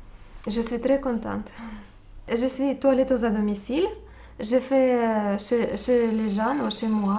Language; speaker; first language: French; non-native, learner; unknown